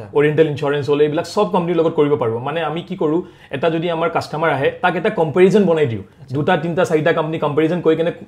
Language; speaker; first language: Assamese; non-native, local second language; Hindi